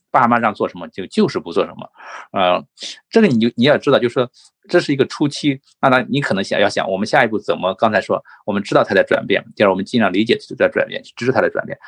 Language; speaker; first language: Chinese; native; Chinese